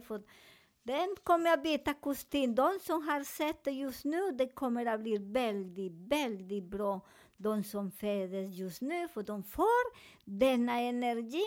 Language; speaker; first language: Swedish; non-native, learner; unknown